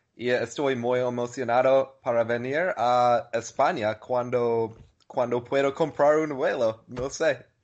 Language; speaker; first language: Spanish; non-native, learner; English